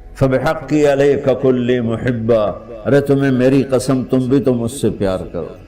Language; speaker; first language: Urdu; non-native, local second language; Punjabi